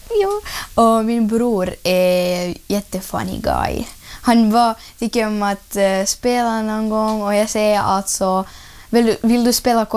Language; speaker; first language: Swedish; non-native, learner; Russian